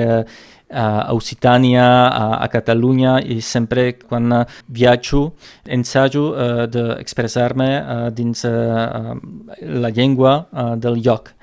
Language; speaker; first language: Catalan; non-native, fluent; Czech